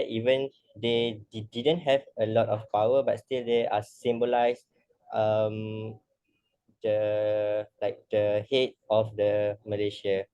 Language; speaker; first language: English; non-native, learner; Malay